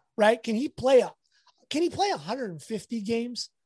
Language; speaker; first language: English; native; English